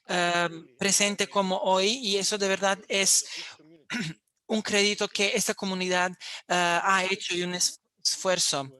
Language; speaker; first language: Spanish; non-native, fluent; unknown